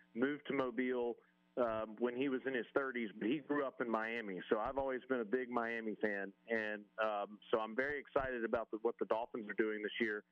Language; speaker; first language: English; native; English